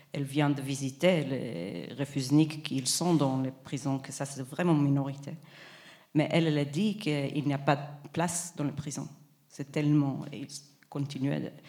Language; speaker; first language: French; non-native, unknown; Hebrew